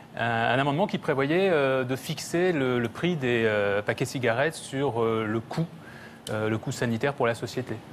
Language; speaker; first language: French; native; French